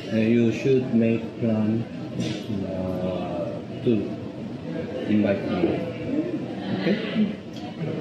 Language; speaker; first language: English; non-native, learner; Korean